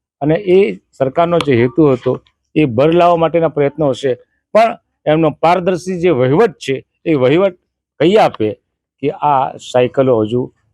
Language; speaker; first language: Gujarati; native; Gujarati